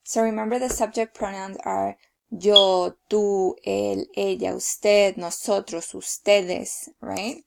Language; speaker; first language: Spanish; early bilingual, heritage; Spanish